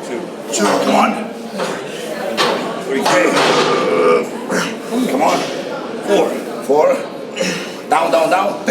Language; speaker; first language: English; non-native, learner; Italian